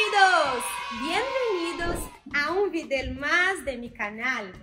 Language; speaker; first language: Spanish; non-native, learner; Portuguese